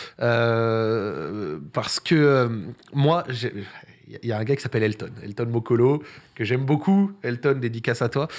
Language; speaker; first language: French; native; French